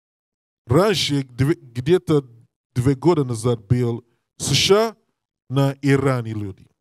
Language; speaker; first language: Russian; non-native, learner; English